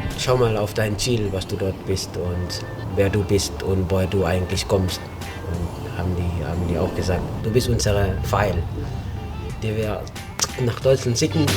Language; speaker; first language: German; non-native, learner; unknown